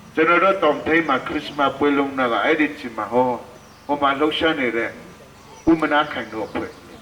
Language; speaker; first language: Burmese; non-native, local second language; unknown